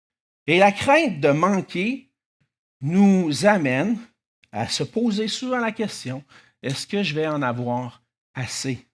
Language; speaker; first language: French; native; French